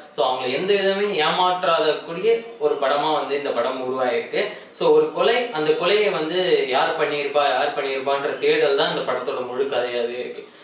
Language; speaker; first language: Tamil; native; Tamil